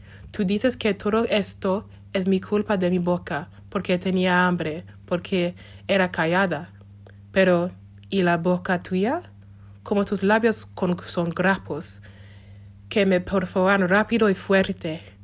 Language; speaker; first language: Spanish; non-native, learner; English